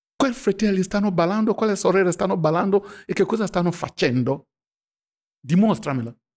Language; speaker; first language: Italian; non-native, fluent; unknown